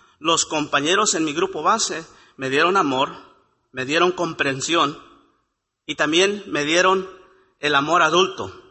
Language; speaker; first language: Spanish; native; Spanish